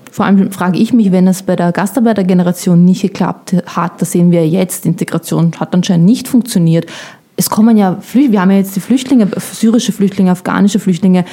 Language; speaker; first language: German; early bilingual, other home language; Bosnian